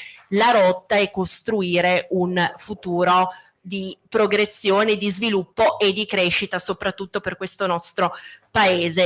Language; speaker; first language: Italian; native; Italian